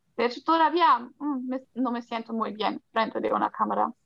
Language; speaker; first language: Spanish; non-native, fluent; German